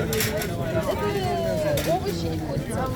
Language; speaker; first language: Russian; non-native, learner; Turkish